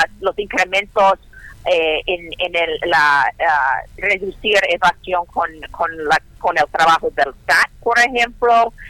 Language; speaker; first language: Spanish; non-native, learner; English